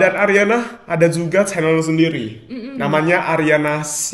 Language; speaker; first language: Indonesian; native; Indonesian